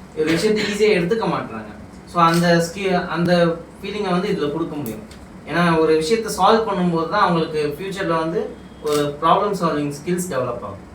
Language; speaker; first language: Tamil; native; Tamil